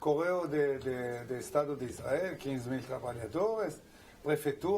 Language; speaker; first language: Portuguese; non-native, learner; Hebrew